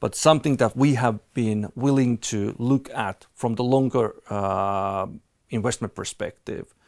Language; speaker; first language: English; non-native, fluent; Finnish